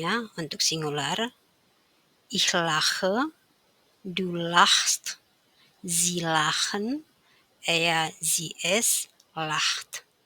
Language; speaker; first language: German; non-native, fluent; Indonesian